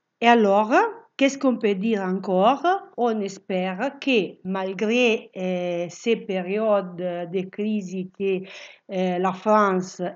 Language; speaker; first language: French; non-native, fluent; Italian